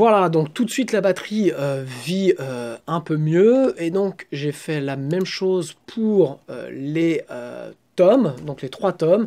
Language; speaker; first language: French; native; French